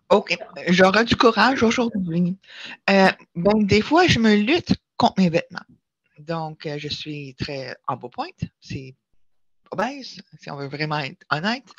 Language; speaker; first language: French; native; French